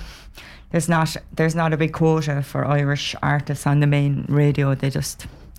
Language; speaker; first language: English; native; English